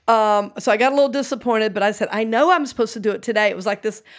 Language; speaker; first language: English; native; English